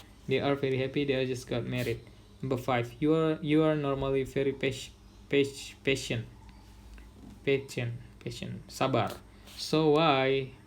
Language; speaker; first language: English; non-native, fluent; Indonesian